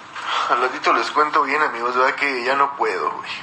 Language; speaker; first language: Spanish; native; Spanish